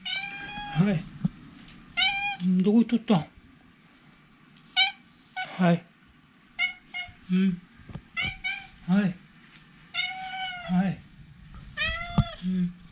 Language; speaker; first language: Japanese; native; Japanese